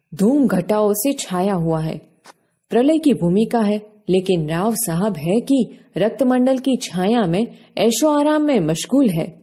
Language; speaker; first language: Hindi; non-native, local second language; Gujarati